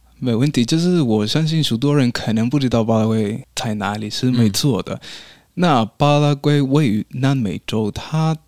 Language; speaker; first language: Chinese; non-native, fluent; Spanish